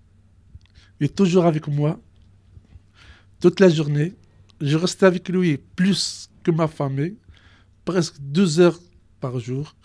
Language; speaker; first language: French; non-native, learner; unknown